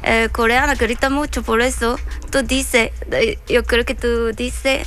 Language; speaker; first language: Spanish; non-native, learner; Korean